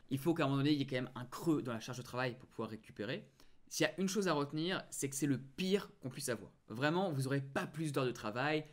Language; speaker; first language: French; native; French